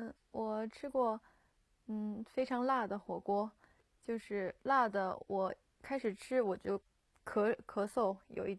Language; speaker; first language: Chinese; non-native, learner; Japanese